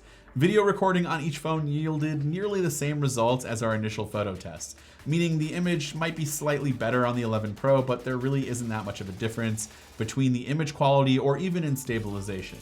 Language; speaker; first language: English; native; English